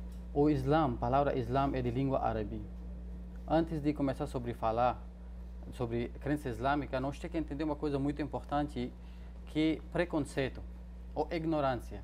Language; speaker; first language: Portuguese; non-native, fluent; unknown